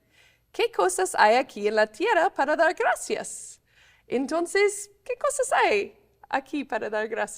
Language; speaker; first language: Spanish; non-native, fluent; English